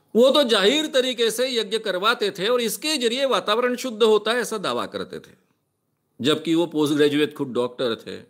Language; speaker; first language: Hindi; non-native, local second language; Marathi